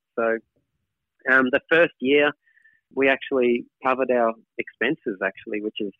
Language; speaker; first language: English; native; English